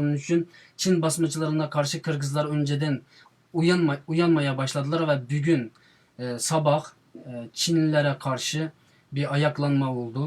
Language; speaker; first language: Turkish; non-native, fluent; Uyghur